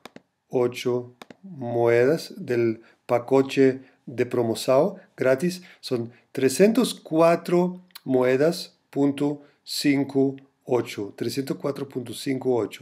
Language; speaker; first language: Spanish; non-native, fluent; German